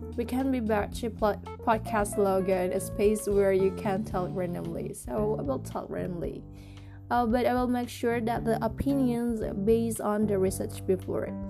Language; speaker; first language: English; non-native, learner; Indonesian